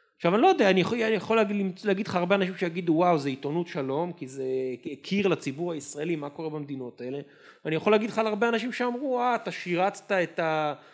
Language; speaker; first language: Hebrew; native; Hebrew